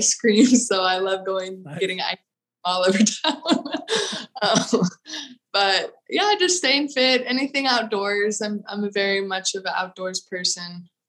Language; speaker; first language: English; native; English